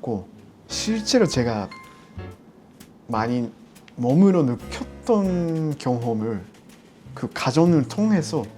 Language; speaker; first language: Korean; non-native, fluent; Japanese